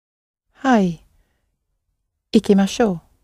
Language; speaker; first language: Japanese; non-native, learner; English